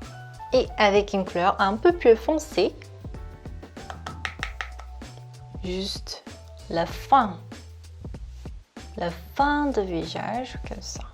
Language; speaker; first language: French; non-native, fluent; Korean